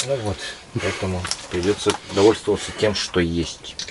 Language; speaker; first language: Russian; native; Russian